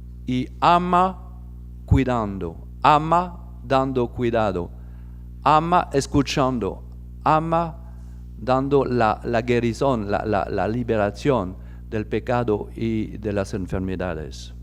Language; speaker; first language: Spanish; non-native, fluent; French